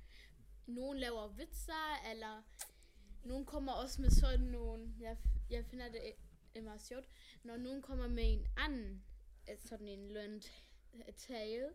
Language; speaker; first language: Danish; non-native, local second language; German